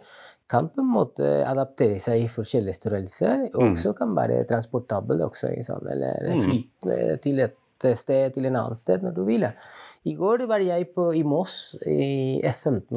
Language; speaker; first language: Norwegian; non-native, fluent; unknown